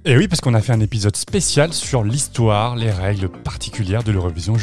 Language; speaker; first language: French; native; French